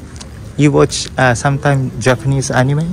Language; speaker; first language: English; non-native, learner; Japanese